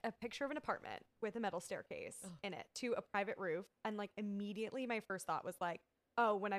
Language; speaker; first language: English; native; English